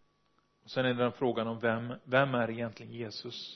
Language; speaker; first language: Swedish; non-native, fluent; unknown